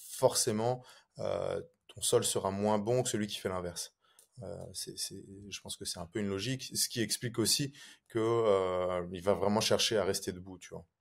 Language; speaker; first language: French; native; French